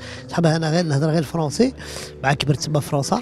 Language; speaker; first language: Arabic; early bilingual, heritage; Arabic